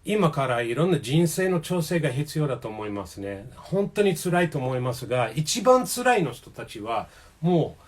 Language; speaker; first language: Japanese; non-native, fluent; English